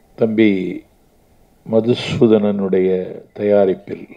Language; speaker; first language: Tamil; native; Tamil